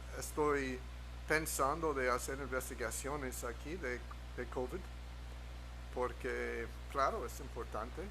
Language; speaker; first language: Spanish; non-native, fluent; English